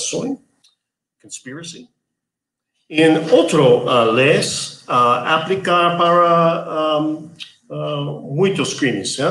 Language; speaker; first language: Spanish; non-native, learner; English